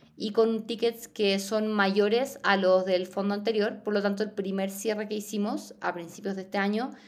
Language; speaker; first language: Spanish; native; Spanish